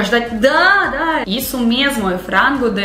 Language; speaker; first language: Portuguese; non-native, learner; Russian